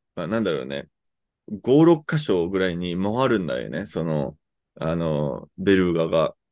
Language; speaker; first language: Japanese; non-native, fluent; English